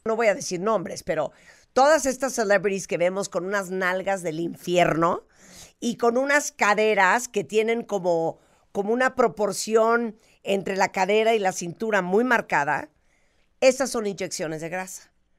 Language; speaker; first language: Spanish; native; Spanish